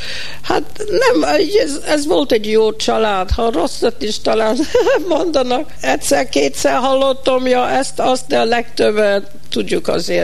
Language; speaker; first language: Hungarian; early bilingual, heritage; Hungarian